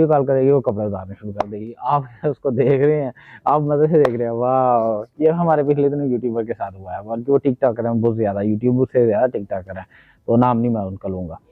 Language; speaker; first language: Urdu; non-native, local second language; Punjabi